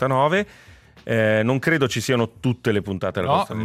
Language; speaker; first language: Italian; native; Italian